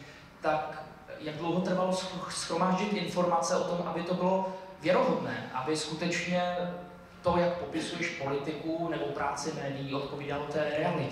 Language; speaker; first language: Czech; native; Czech